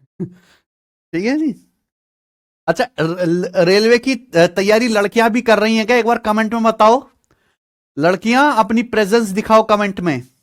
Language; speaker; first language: Hindi; native; Hindi